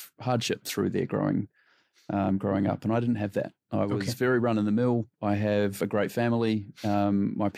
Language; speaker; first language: English; native; English